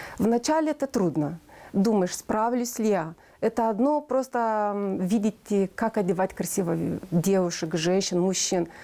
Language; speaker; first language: Russian; non-native, local second language; Romanian